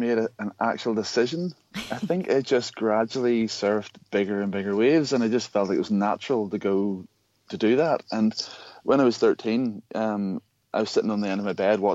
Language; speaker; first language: English; native; English